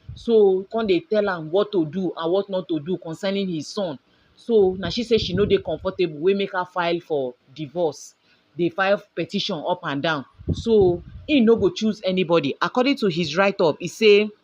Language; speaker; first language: Nigerian Pidgin; native; Nigerian Pidgin